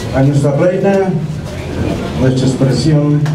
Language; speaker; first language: Spanish; native; Spanish